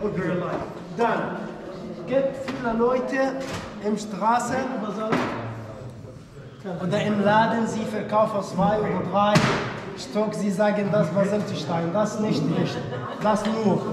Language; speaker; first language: German; non-native, learner; Arabic